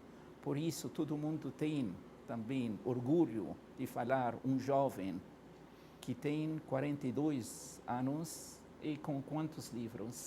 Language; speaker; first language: Portuguese; non-native, fluent; Arabic